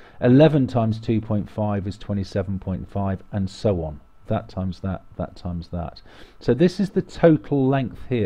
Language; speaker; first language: English; native; English